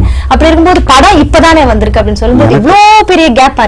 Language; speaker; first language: Tamil; native; Tamil